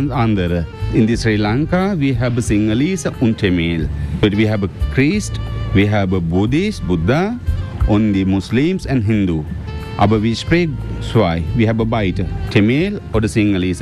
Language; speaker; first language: German; non-native, learner; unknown